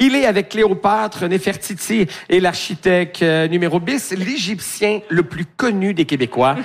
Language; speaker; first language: French; native; French